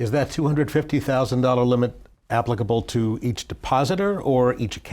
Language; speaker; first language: English; native; English